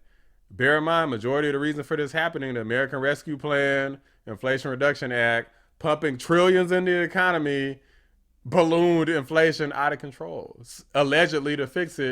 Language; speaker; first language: English; native; English